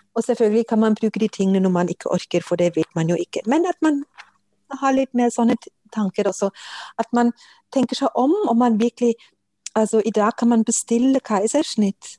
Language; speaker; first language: Norwegian; non-native, fluent; German